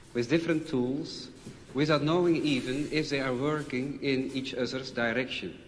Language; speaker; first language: English; non-native, fluent; Dutch